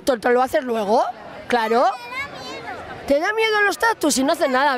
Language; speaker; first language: Spanish; native; Spanish